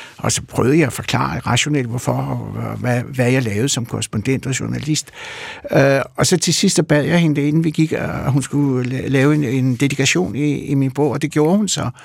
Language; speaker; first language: Danish; early bilingual, other home language; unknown